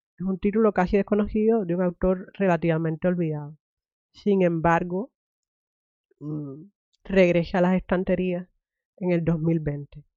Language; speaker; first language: Spanish; native; Spanish